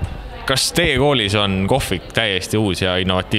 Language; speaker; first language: Estonian; native; Estonian